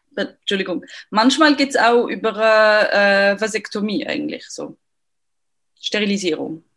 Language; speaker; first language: German; non-native, fluent; French